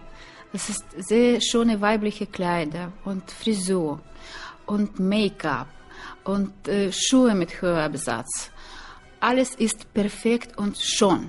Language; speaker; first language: German; non-native, learner; Russian